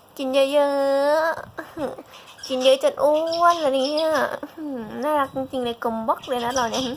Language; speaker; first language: Thai; native; Thai